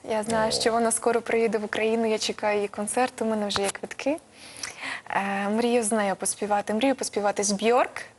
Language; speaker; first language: Ukrainian; non-native, local second language; Russian